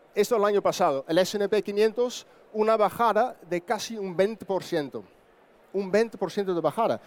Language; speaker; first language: Spanish; non-native, fluent; Dutch